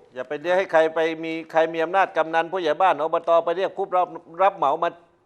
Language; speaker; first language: Thai; native; Thai